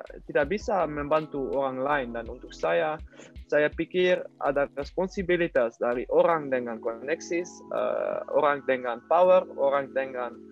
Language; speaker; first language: Indonesian; non-native, learner; Dutch